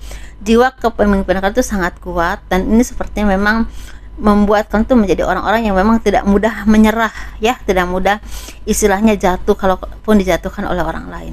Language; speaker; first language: Indonesian; native; Indonesian